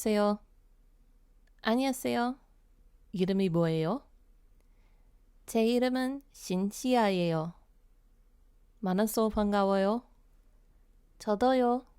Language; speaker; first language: Korean; non-native, fluent; English